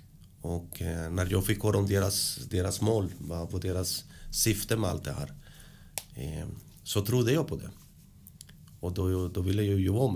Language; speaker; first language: Swedish; early bilingual, other home language; Spanish